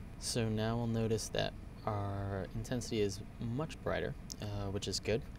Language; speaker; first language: English; native; English